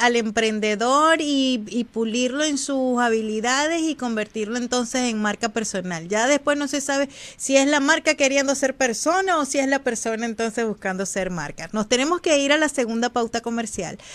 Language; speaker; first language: Spanish; native; Spanish